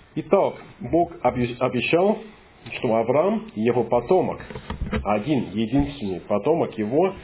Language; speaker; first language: Russian; non-native, fluent; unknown